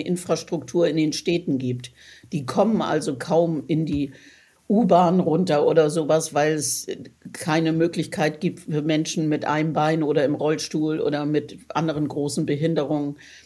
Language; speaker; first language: German; native; German